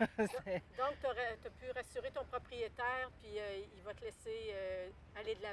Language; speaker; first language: French; native; French